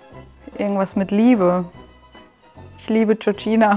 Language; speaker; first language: German; non-native, learner; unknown